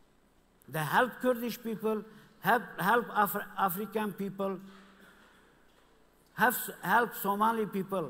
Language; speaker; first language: English; non-native, learner; Kurdish